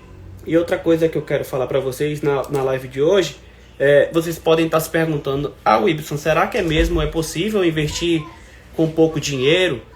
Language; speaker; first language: Portuguese; native; Portuguese